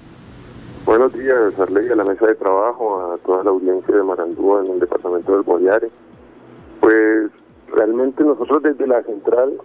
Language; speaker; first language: Spanish; native; Spanish